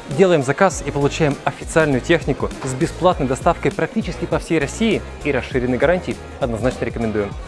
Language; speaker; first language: Russian; native; Russian